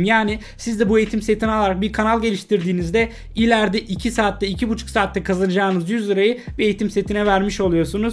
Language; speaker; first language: Turkish; native; Turkish